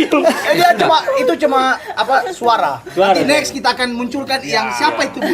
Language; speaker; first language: Indonesian; native; Indonesian